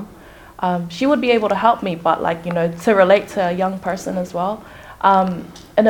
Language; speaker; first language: English; native; English